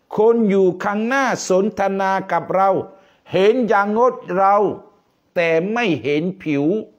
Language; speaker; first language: Thai; non-native, local second language; Pattani Malay